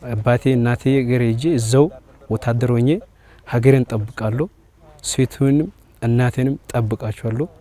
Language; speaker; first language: Amharic; early bilingual, heritage; Amharic